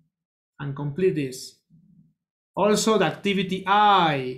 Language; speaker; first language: English; non-native, learner; Spanish